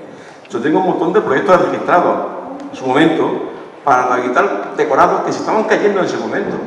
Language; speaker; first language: Spanish; native; Spanish